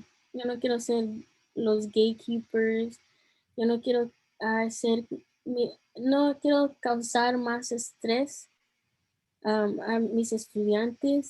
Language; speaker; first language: Spanish; early bilingual, heritage; Spanish